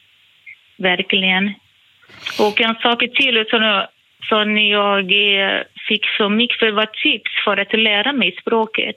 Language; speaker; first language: Swedish; non-native, fluent; Portuguese